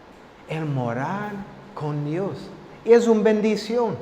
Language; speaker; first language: Spanish; non-native, fluent; English